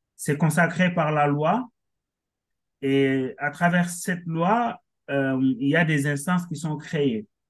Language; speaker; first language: French; non-native, local second language; Wolof